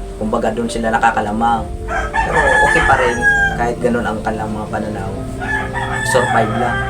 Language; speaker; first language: Filipino; non-native, local second language; Bikol